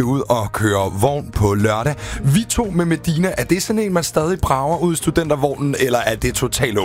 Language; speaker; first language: Danish; native; Danish